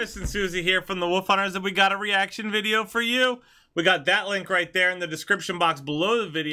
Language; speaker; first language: English; native; English